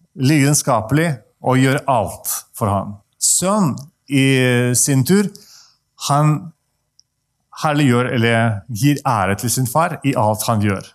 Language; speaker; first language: Norwegian; non-native, fluent; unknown